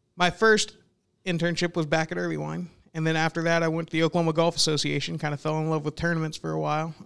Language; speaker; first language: English; native; English